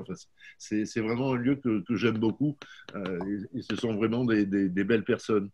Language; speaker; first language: French; native; French